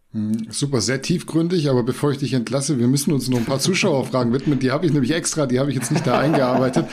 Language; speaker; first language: German; native; German